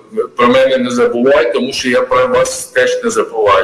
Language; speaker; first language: Ukrainian; non-native, fluent; Georgian